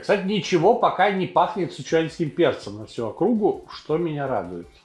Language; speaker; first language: Russian; native; Russian